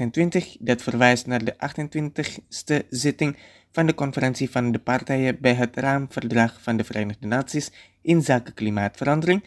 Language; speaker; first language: Dutch; non-native, fluent; Indonesian